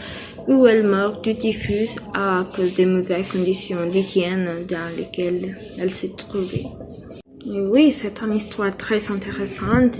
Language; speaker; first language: French; non-native, learner; Spanish